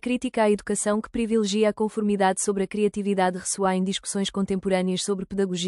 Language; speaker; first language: Portuguese; native; Portuguese